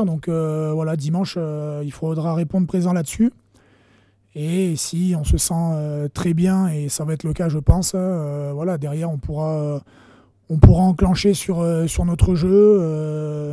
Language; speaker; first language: French; native; French